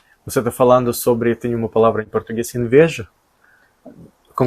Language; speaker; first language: Portuguese; non-native, fluent; Russian